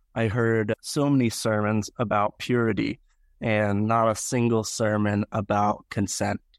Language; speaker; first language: English; native; English